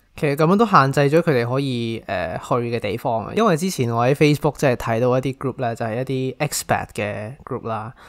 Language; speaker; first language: Cantonese; native; Cantonese